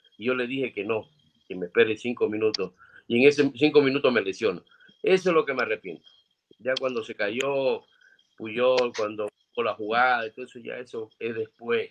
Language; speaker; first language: Spanish; native; Spanish